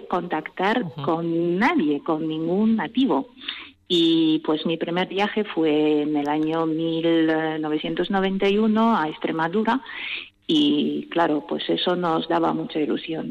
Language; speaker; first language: Spanish; non-native, fluent; Russian